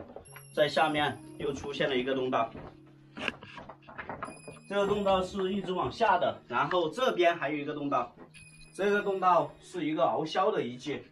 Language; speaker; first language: Chinese; native; Chinese